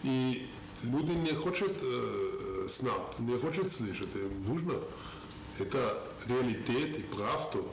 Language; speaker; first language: Russian; non-native, learner; German